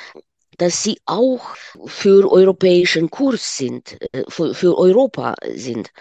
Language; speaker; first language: German; non-native, fluent; Ukrainian